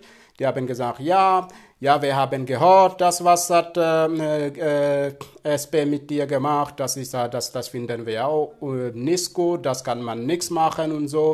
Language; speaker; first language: German; non-native, fluent; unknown